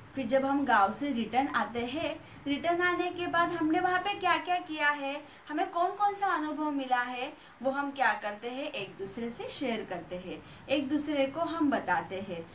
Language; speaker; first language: Hindi; non-native, local second language; Marathi